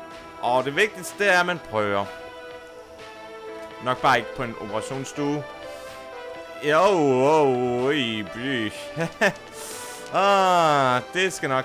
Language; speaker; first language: Danish; native; Danish